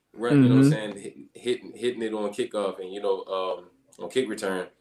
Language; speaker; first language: English; native; English